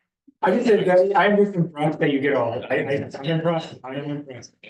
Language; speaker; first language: English; native; English